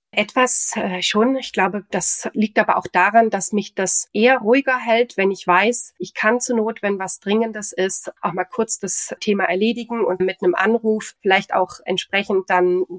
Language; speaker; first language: German; native; German